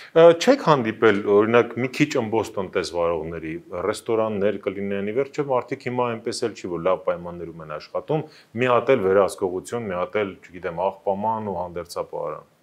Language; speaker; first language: Armenian; native; Armenian